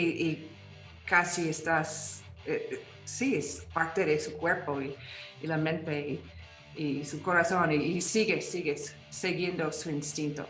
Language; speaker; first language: Spanish; non-native, fluent; English